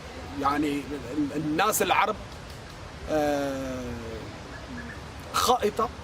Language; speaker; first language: Arabic; non-native, fluent; Spanish